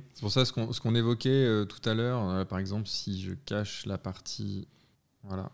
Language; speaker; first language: French; native; French